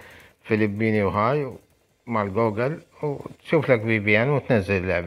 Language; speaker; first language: Arabic; native; Arabic